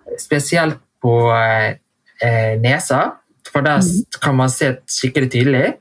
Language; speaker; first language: Norwegian; early bilingual, heritage; Vietnamese